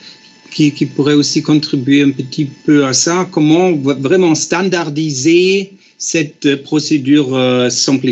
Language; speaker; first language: French; non-native, fluent; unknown